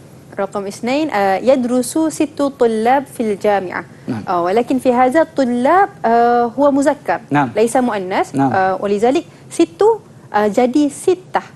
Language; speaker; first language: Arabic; non-native, learner; Malay